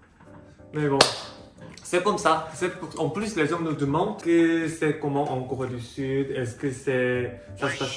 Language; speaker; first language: French; non-native, fluent; Korean